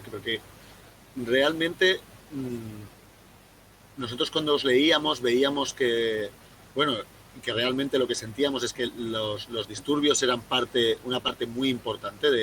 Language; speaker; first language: Spanish; native; Spanish